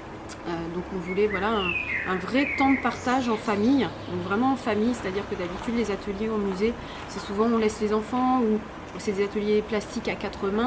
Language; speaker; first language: French; native; French